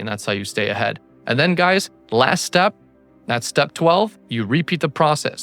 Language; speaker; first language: English; native; English